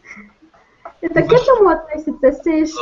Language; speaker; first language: French; non-native, learner; Russian